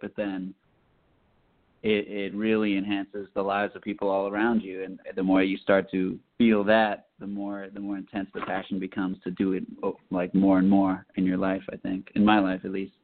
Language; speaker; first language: English; native; English